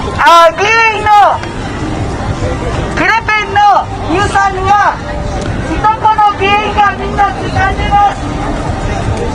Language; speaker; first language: Japanese; non-native, fluent; Filipino